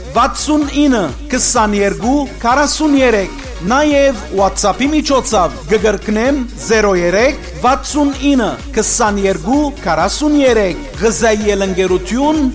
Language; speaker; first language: Armenian; native; Armenian